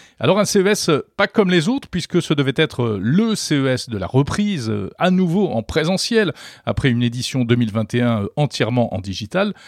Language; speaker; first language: French; native; French